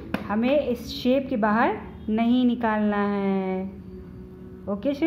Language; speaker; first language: Hindi; native; Hindi